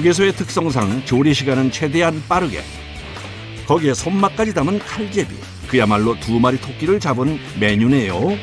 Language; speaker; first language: Korean; native; Korean